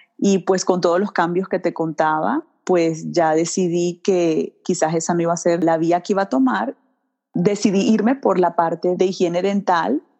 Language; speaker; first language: Spanish; native; Spanish